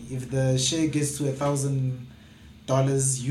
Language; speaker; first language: English; non-native, local second language; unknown